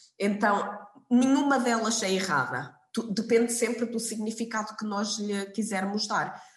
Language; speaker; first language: Portuguese; native; Portuguese